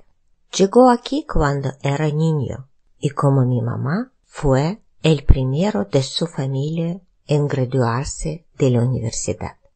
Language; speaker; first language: Spanish; non-native, learner; Russian